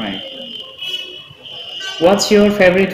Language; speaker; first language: English; non-native, fluent; Bangla